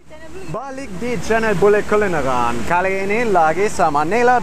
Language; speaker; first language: Indonesian; non-native, fluent; German